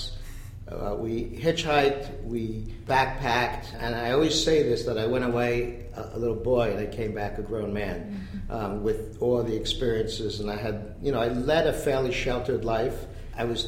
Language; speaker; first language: English; native; English